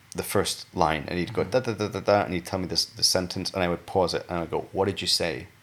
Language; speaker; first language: English; native; English